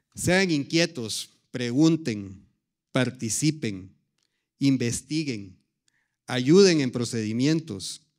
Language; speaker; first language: Spanish; native; Spanish